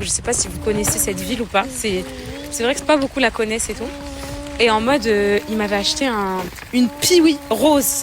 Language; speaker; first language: French; native; French